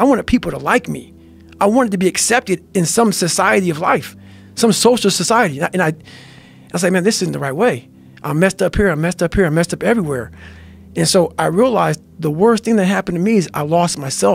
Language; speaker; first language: English; native; English